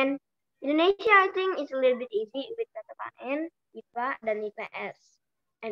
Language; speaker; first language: English; non-native, learner; Indonesian